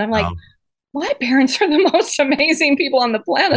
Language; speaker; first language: English; native; English